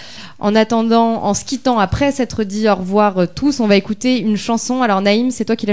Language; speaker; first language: French; native; French